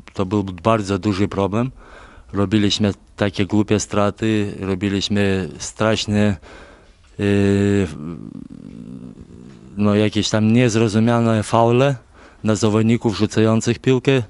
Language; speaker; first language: Polish; non-native, fluent; Lithuanian